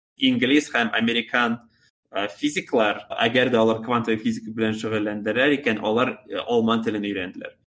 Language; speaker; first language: Tatar; native; Tatar